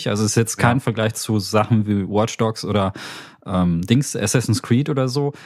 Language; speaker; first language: German; native; German